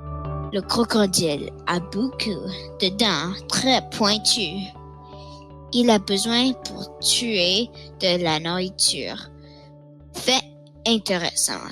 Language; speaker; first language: French; non-native, local second language; English